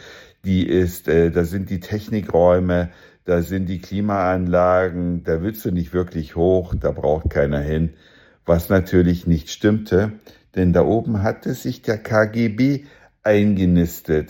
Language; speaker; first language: German; native; German